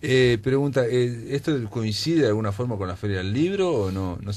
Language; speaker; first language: Spanish; native; Spanish